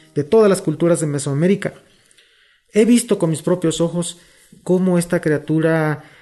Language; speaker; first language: Spanish; non-native, local second language; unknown